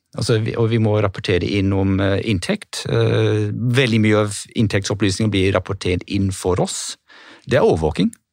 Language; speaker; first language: Norwegian; non-native, fluent; English